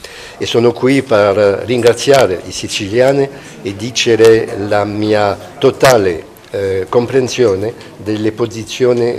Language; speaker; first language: Italian; non-native, fluent; Spanish